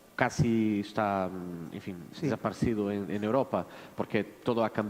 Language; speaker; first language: Spanish; non-native, fluent; Portuguese